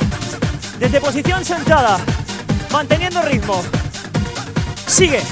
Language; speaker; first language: Spanish; native; Spanish